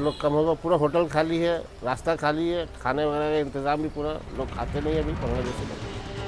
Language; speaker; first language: Hindi; non-native, local second language; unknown